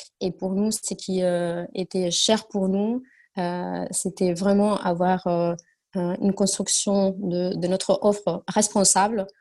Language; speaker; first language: French; non-native, fluent; Spanish